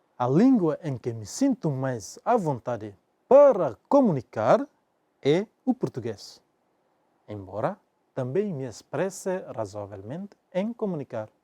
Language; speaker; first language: Portuguese; non-native, local second language; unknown